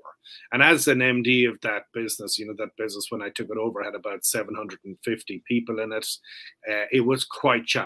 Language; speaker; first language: English; native; English